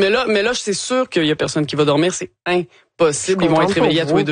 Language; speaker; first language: French; native; French